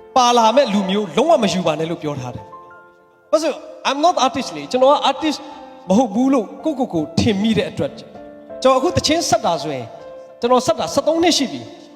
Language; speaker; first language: Burmese; non-native, local second language; Tedim Chin